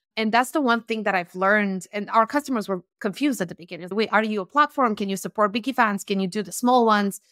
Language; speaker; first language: English; non-native, fluent; Romanian